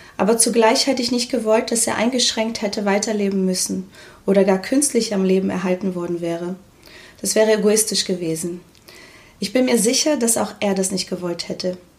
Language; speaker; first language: German; early bilingual, other home language; Portuguese